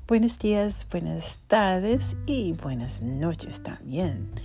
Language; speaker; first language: Spanish; non-native, learner; English